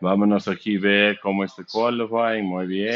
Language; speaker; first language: Spanish; non-native, learner; English